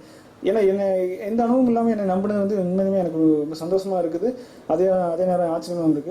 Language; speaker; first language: Tamil; native; Tamil